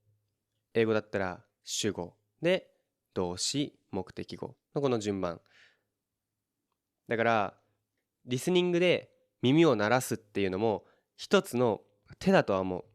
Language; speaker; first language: Japanese; native; Japanese